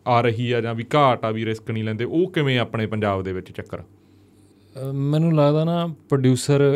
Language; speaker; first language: Punjabi; native; Punjabi